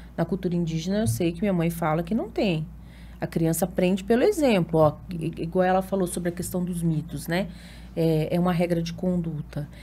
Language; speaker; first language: Portuguese; native; Portuguese